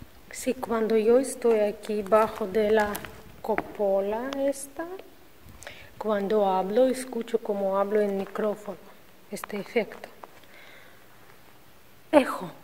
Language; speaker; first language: Spanish; non-native, fluent; Russian